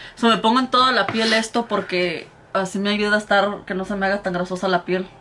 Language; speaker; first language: Spanish; early bilingual, heritage; Spanish